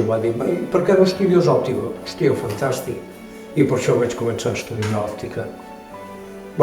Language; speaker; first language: Catalan; native; Catalan